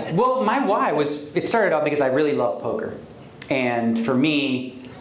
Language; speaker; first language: English; native; English